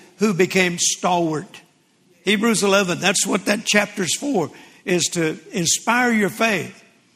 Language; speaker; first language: English; native; English